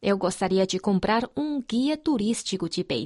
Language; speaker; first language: Portuguese; non-native, fluent; Chinese